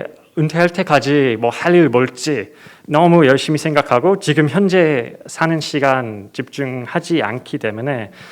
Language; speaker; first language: Korean; non-native, fluent; English